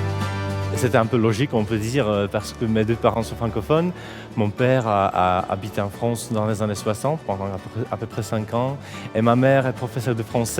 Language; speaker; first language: French; early bilingual, heritage; Czech